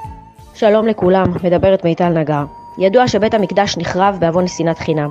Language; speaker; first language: Hebrew; native; Hebrew